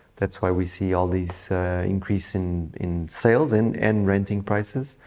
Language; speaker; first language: English; non-native, fluent; Portuguese